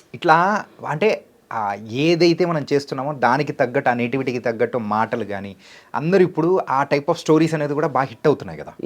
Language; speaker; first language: Telugu; native; Telugu